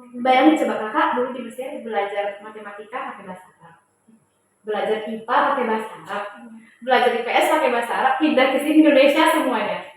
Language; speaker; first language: Indonesian; early bilingual, heritage; Indonesian